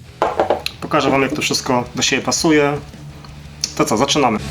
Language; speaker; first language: Polish; native; Polish